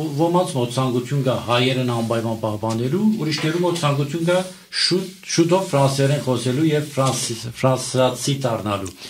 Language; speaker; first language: Armenian; early bilingual, heritage; Armenian